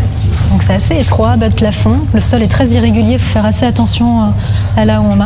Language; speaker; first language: French; native; French